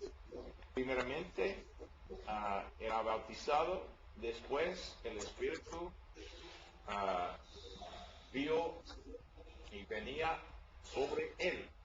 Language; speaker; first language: Spanish; non-native, learner; English